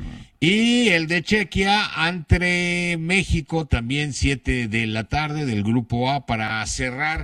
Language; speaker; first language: Spanish; native; Spanish